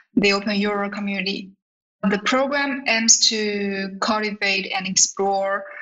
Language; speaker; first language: English; non-native, fluent; Chinese